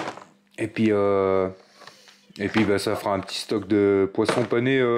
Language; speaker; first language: French; native; French